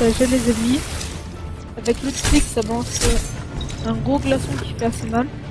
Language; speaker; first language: French; native; French